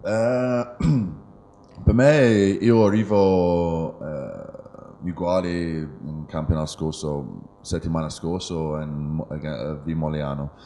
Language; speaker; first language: Italian; non-native, learner; English